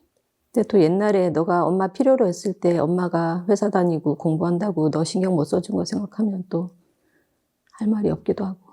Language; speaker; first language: Korean; native; Korean